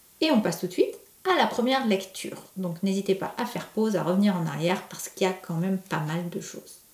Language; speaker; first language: French; native; French